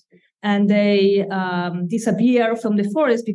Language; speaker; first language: English; non-native, fluent; Spanish